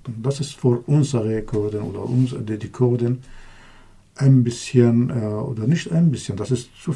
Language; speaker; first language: German; non-native, learner; Kurdish